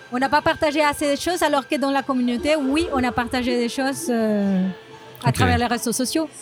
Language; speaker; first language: French; non-native, fluent; Spanish